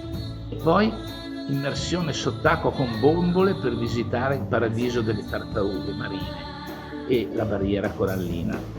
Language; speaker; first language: Italian; native; Italian